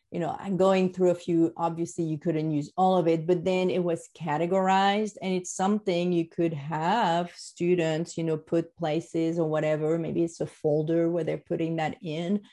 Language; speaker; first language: English; non-native, fluent; French